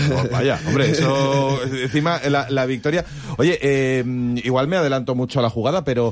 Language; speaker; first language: Spanish; native; Spanish